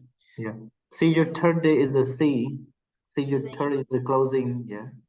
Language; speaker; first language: English; non-native, learner; Vietnamese